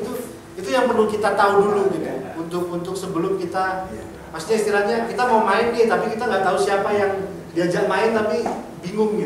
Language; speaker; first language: Indonesian; native; Indonesian